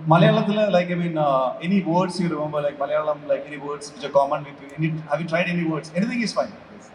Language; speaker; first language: English; non-native, local second language; Malayalam